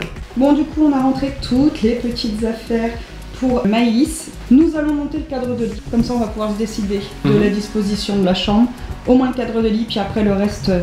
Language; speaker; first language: French; native; French